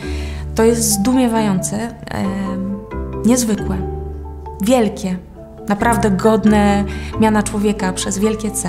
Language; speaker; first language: Polish; native; Polish